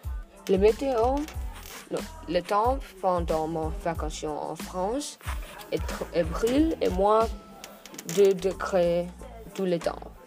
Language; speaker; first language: French; non-native, learner; English